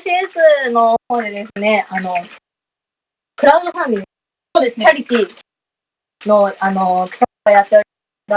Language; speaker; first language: Japanese; native; Japanese